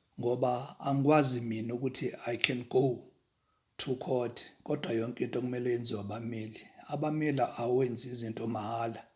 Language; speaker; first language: Zulu; non-native, local second language; Xhosa